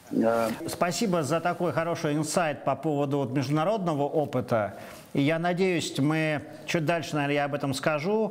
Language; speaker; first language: Russian; native; Russian